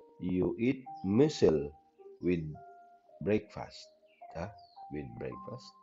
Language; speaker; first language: English; non-native, learner; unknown